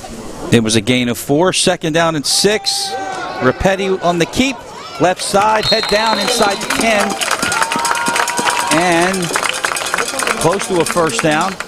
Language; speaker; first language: English; native; English